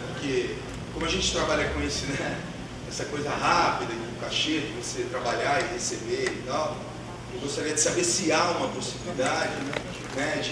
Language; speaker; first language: Portuguese; native; Portuguese